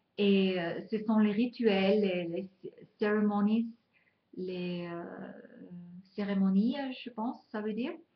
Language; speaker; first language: French; non-native, fluent; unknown